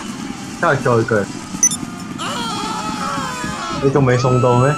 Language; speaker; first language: Chinese; native; Chinese